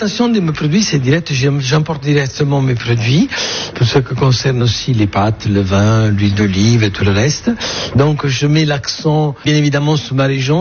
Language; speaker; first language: French; non-native, fluent; Italian